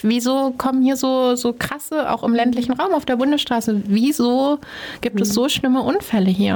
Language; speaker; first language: German; native; German